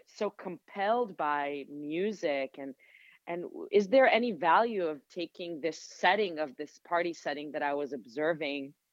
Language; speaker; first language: English; non-native, fluent; Hebrew